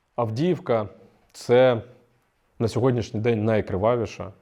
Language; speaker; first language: Ukrainian; native; Ukrainian